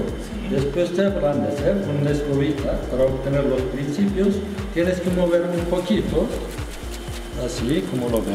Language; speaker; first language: Spanish; non-native, learner; Turkish